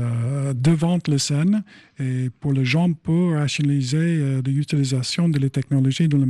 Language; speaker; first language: French; non-native, fluent; English